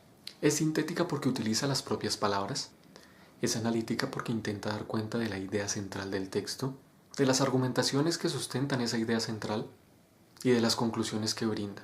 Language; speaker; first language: Spanish; native; Spanish